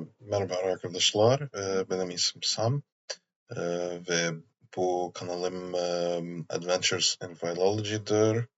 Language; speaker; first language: Turkish; non-native, learner; English